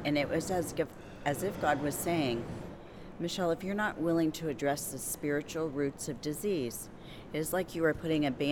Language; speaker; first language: English; native; English